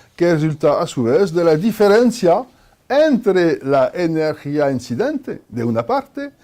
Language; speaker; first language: Spanish; non-native, fluent; French